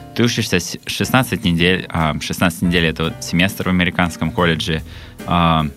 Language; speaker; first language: Russian; native; Russian